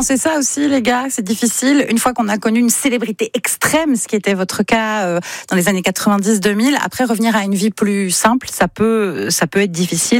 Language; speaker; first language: French; native; French